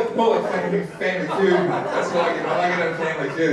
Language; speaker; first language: English; native; English